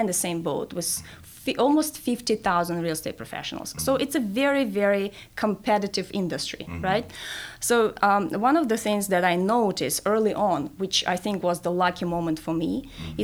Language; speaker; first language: English; non-native, fluent; Russian